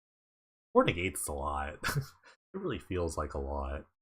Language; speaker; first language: English; native; English